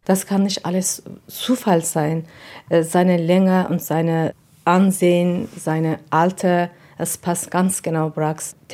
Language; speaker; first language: German; non-native, learner; Turkish